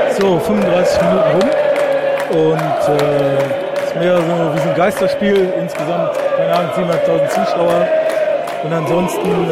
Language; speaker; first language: German; native; German